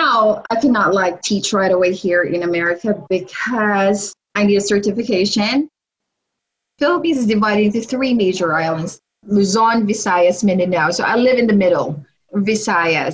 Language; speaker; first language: English; non-native, local second language; Hiligaynon